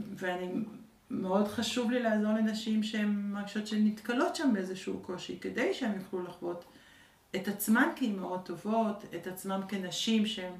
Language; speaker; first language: Hebrew; early bilingual, other home language; French